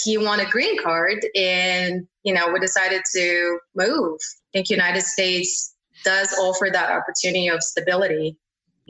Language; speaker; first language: English; non-native, fluent; Uzbek